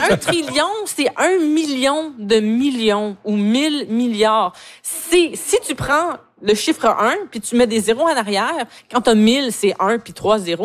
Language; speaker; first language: French; native; French